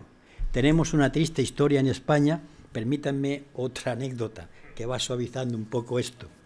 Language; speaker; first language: Spanish; native; Spanish